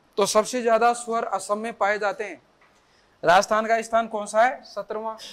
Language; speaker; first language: Hindi; native; Hindi